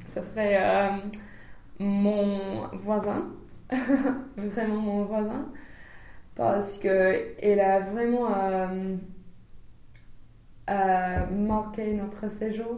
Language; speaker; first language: French; non-native, fluent; English